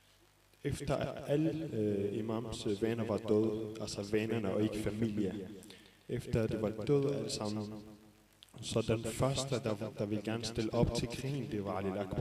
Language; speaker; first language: Danish; early bilingual, other home language; Arabic